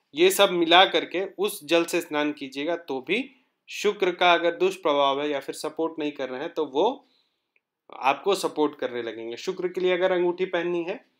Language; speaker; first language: Hindi; native; Hindi